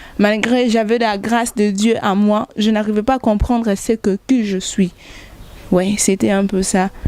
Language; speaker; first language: French; non-native, local second language; Lingala